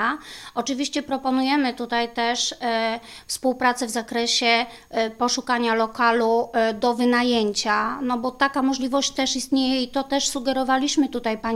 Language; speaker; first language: Polish; native; Polish